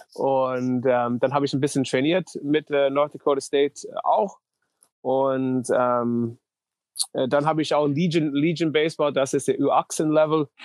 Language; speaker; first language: German; non-native, fluent; English